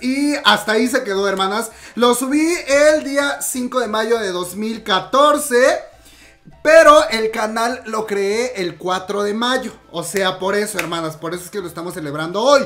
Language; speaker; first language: Spanish; native; Spanish